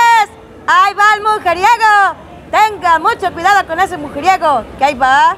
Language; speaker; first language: Spanish; native; Spanish